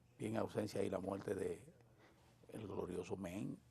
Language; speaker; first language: Spanish; native; Spanish